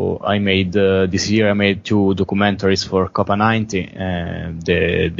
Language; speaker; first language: English; non-native, fluent; Italian